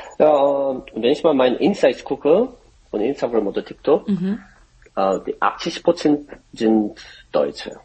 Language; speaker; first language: German; non-native, fluent; Korean